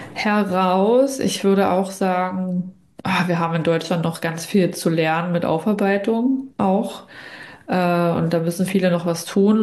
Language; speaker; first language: German; native; German